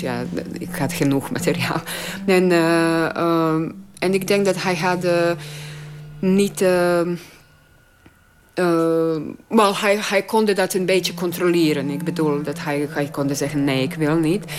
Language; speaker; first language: Dutch; non-native, learner; Croatian